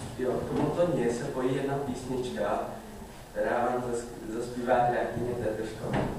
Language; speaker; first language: Czech; early bilingual, other home language; Vietnamese